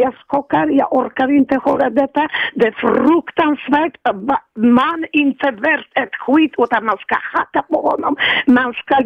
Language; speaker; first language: Swedish; non-native, fluent; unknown